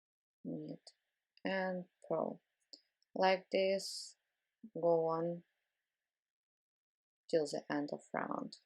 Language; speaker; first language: English; non-native, fluent; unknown